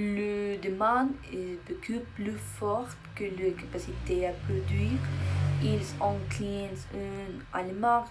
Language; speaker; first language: French; non-native, learner; Spanish